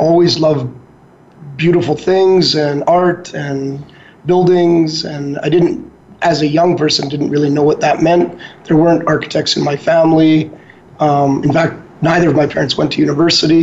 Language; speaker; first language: English; native; English